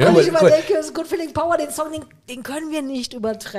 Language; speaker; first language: German; native; German